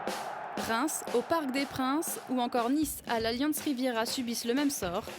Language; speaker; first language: French; native; French